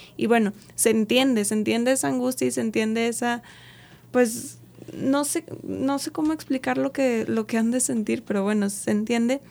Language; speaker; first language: Spanish; native; Spanish